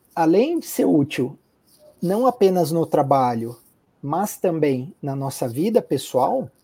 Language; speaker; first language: Portuguese; native; Portuguese